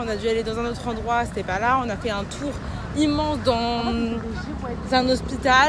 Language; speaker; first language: French; native; French